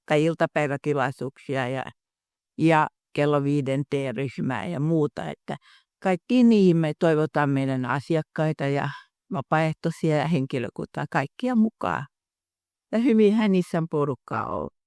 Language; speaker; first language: Finnish; native; Finnish